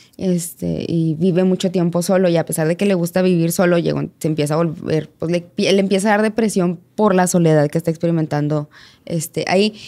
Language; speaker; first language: Spanish; native; Spanish